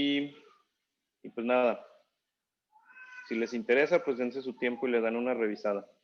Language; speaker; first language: Spanish; native; Spanish